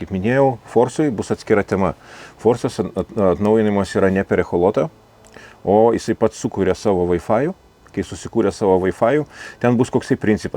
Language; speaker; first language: Lithuanian; native; Lithuanian